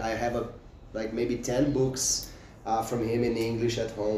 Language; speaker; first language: English; non-native, fluent; Portuguese